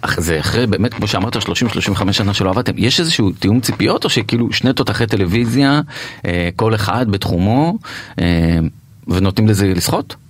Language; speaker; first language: Hebrew; native; Hebrew